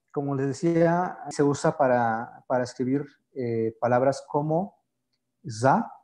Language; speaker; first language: Spanish; native; Spanish